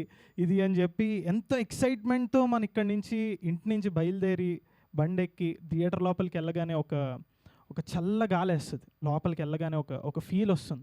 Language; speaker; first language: Telugu; native; Telugu